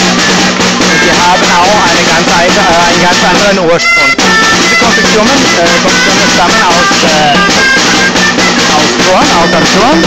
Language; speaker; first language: German; non-native, learner; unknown